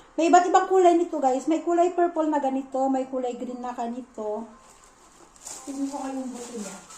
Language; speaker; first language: Filipino; non-native, local second language; Iloko